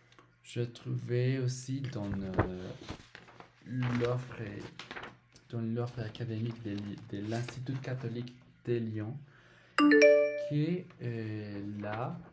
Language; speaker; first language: French; non-native, learner; Spanish